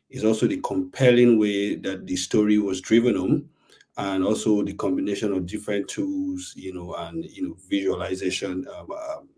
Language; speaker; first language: English; non-native, local second language; Yoruba